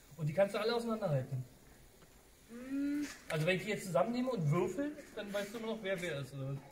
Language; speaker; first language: German; native; German